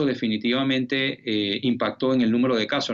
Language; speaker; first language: Spanish; native; Spanish